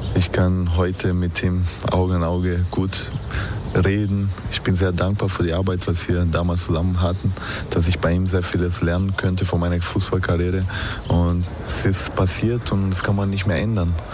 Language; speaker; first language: German; non-native, fluent; Portuguese